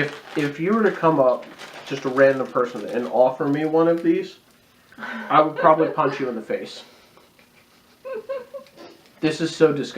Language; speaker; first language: English; native; English